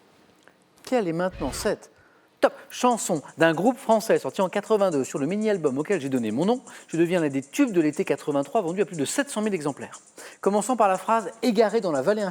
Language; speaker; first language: French; native; French